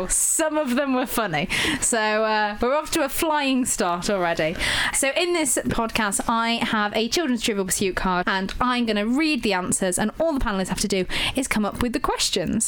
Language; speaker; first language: English; native; English